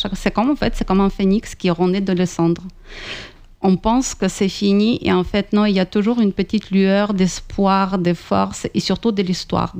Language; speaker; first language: French; non-native, fluent; Ukrainian